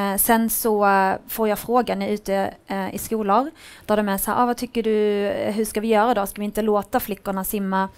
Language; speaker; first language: Swedish; early bilingual, other home language; Arabic